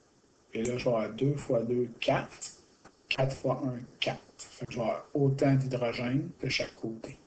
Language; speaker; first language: French; native; French